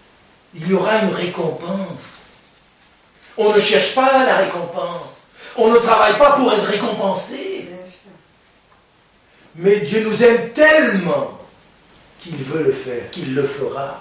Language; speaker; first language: French; native; French